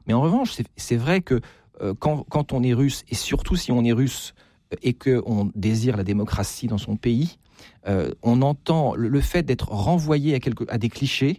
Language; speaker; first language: French; native; French